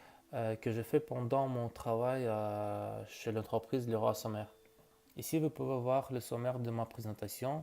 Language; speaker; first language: French; non-native, learner; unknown